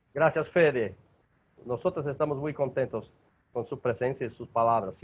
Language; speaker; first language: Spanish; non-native, learner; Portuguese